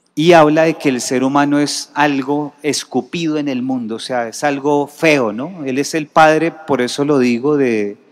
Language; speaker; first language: Spanish; native; Spanish